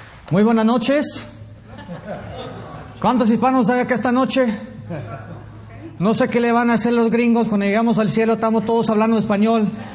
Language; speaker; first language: Spanish; non-native, fluent; English